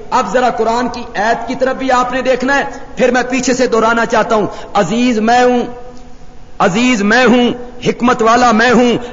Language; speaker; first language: Urdu; non-native, local second language; Punjabi